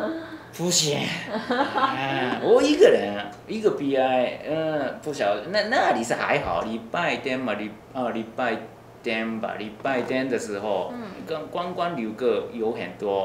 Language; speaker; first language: Chinese; non-native, learner; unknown